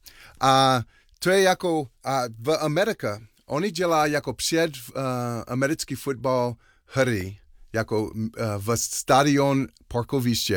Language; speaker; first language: Czech; non-native, learner; English